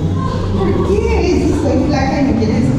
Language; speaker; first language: Spanish; native; Spanish